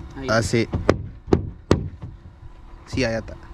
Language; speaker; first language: Spanish; early bilingual, heritage; Spanish